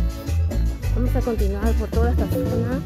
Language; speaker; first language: Spanish; native; Spanish